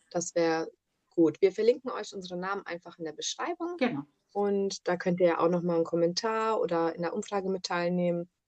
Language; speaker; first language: German; early bilingual, other home language; Italian